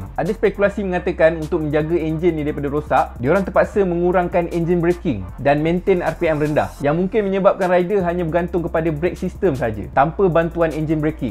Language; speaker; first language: Malay; native; Malay